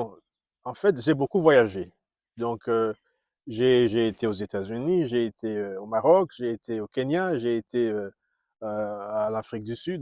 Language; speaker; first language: French; non-native, local second language; Kongo